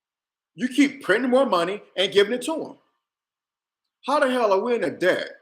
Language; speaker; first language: English; native; English